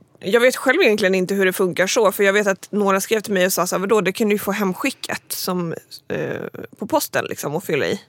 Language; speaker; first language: Swedish; native; Swedish